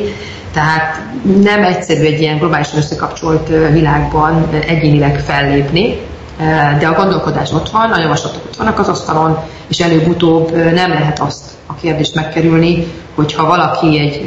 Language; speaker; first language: Hungarian; native; Hungarian